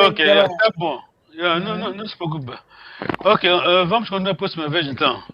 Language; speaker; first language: Portuguese; non-native, fluent; Kongo